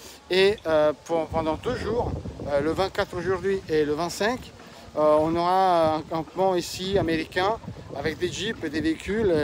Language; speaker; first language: French; native; French